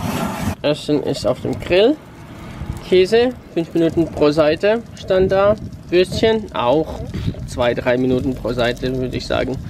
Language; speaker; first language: German; non-native, fluent; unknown